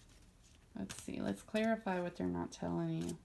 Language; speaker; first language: English; native; English